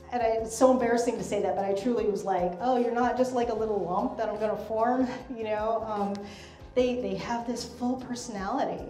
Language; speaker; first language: English; native; English